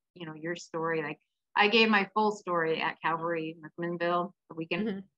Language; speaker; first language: English; native; English